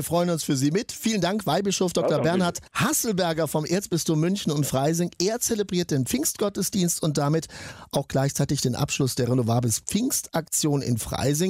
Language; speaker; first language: German; native; German